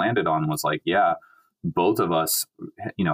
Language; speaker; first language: English; native; English